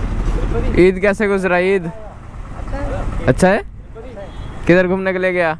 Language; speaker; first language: Hindi; non-native, local second language; Bangla